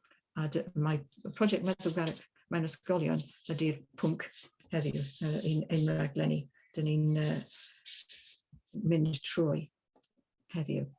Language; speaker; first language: Welsh; non-native, learner; English